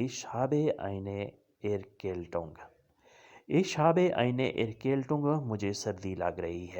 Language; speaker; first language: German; non-native, fluent; Urdu